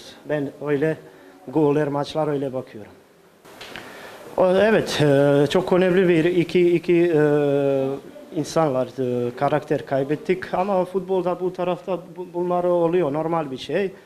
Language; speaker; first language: Turkish; non-native, fluent; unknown